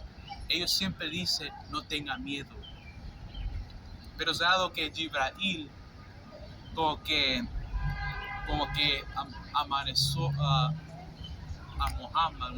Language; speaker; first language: Spanish; non-native, fluent; English